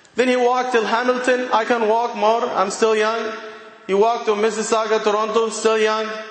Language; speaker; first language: English; non-native, fluent; Arabic